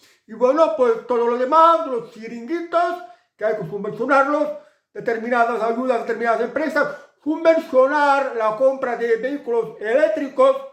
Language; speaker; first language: Spanish; native; Spanish